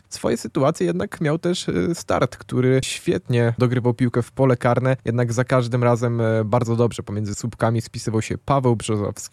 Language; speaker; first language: Polish; native; Polish